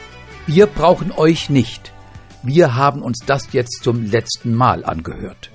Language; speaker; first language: German; native; German